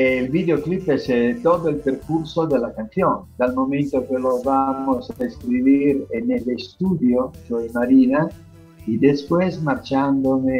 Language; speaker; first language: Spanish; non-native, fluent; Italian